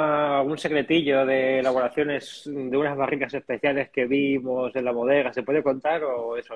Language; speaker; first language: Spanish; native; Spanish